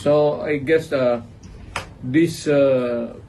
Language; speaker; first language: English; non-native, local second language; Cebuano